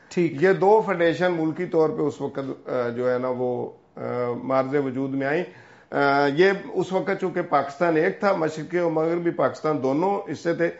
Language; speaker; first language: Urdu; non-native, local second language; Punjabi